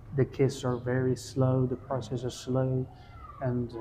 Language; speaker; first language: English; non-native, fluent; Persian